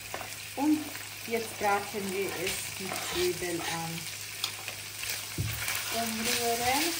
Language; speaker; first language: German; non-native, learner; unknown